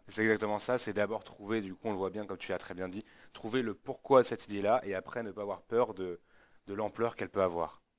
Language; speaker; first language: French; native; French